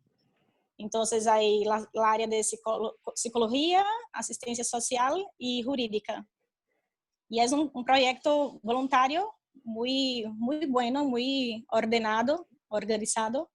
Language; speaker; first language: Spanish; non-native, fluent; Portuguese